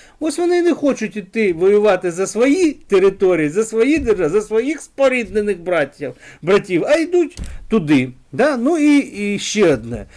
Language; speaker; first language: Ukrainian; non-native, local second language; Russian